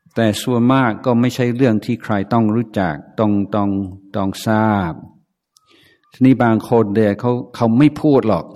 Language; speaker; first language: Thai; non-native, fluent; English